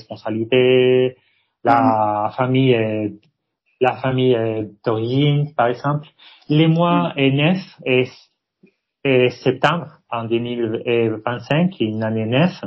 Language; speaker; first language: French; non-native, fluent; Spanish